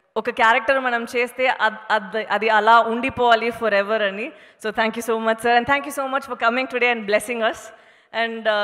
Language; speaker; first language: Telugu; non-native, fluent; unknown